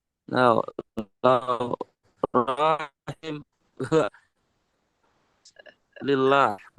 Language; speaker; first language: Arabic; non-native, learner; Indonesian